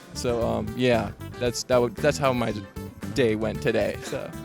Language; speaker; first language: English; native; English